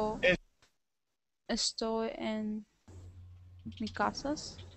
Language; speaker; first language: Spanish; non-native, learner; Russian